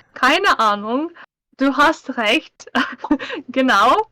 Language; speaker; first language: German; non-native, learner; Russian